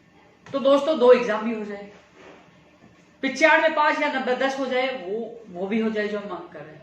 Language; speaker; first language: Hindi; native; Hindi